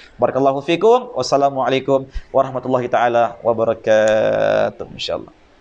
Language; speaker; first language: Malay; native; Malay